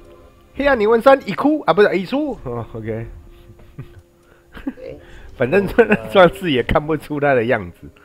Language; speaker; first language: Chinese; native; Chinese